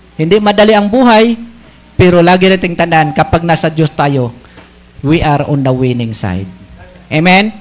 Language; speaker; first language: Filipino; non-native, local second language; Bikol